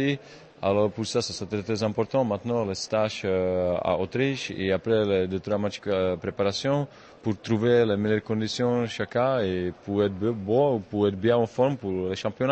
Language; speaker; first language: French; non-native, fluent; Czech